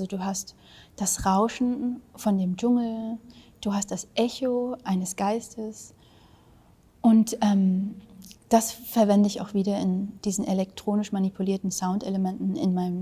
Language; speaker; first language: German; early bilingual, other home language; Vietnamese